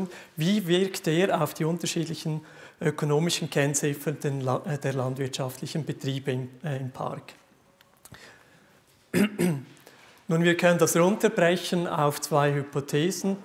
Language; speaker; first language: German; native; German